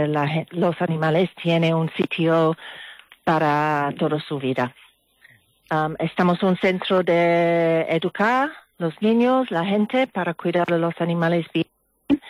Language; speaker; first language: Spanish; non-native, learner; English